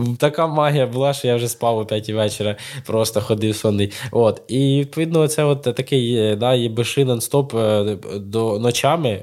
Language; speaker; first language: Ukrainian; non-native, local second language; Russian